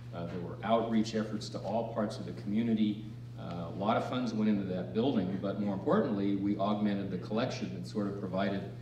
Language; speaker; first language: English; native; English